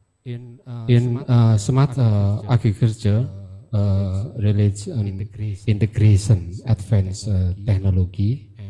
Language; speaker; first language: English; non-native, learner; Indonesian